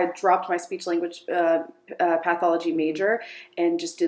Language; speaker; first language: English; early bilingual, other home language; Amharic